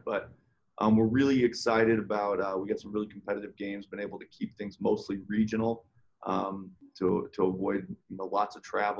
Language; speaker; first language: English; native; English